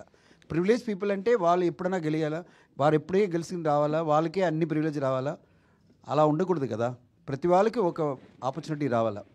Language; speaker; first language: Telugu; non-native, fluent; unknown